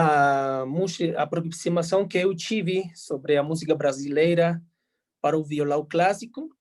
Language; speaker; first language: Portuguese; non-native, fluent; Spanish